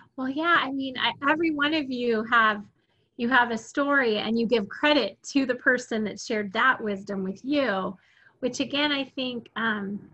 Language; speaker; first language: English; native; English